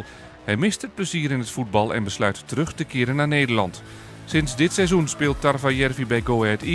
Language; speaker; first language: Dutch; native; Dutch